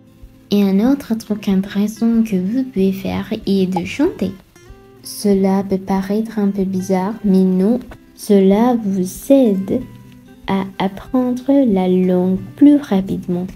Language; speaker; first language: French; non-native, fluent; Sinhala